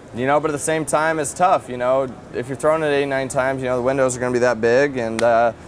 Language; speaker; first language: English; native; English